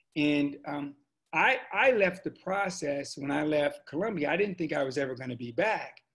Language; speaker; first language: English; native; English